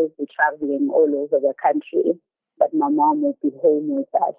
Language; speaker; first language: English; non-native, local second language; Zulu